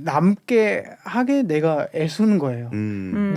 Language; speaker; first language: Korean; non-native, fluent; German